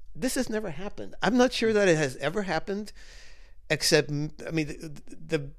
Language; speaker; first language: English; early bilingual, other home language; Spanish